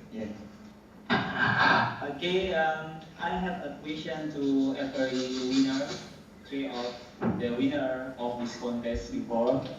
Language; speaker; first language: English; non-native, learner; Indonesian